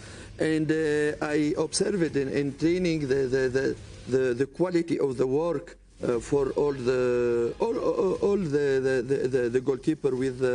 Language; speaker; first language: English; non-native, learner; French